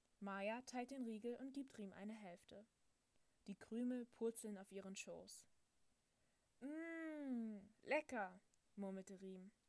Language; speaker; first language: German; native; German